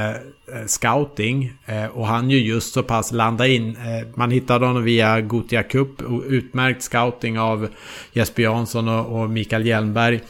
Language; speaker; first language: Swedish; native; Swedish